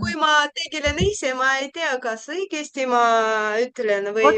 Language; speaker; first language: Estonian; non-native, learner; Russian